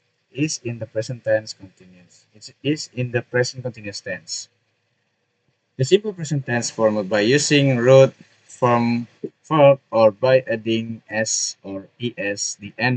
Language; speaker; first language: English; non-native, learner; Indonesian